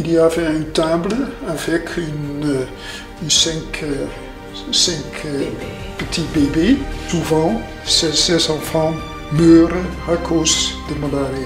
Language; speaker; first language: French; non-native, fluent; Dutch